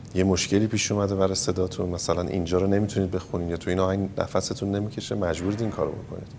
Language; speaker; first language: Persian; native; Persian